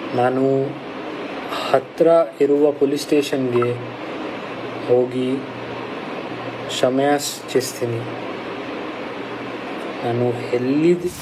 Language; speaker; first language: Kannada; non-native, local second language; Hindi